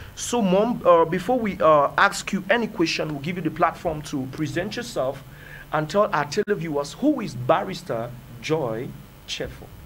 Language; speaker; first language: English; native; English